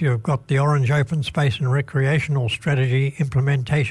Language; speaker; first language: English; native; English